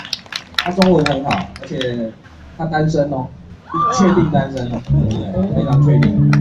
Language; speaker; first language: Chinese; native; Chinese